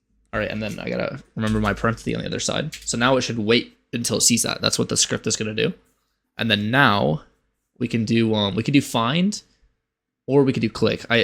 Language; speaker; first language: English; native; English